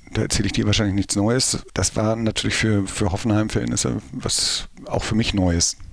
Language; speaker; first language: German; native; German